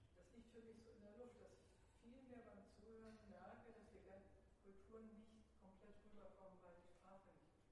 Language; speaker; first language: German; native; German